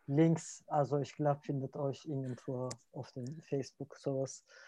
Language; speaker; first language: German; non-native, fluent; Turkish